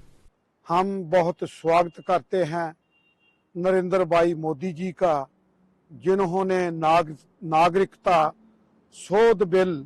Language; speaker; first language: Hindi; non-native, local second language; Punjabi